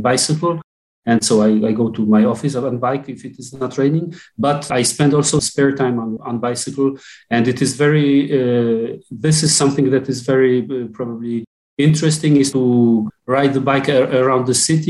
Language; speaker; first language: English; non-native, fluent; Polish